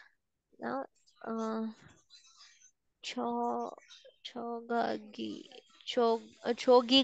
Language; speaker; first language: Korean; non-native, learner; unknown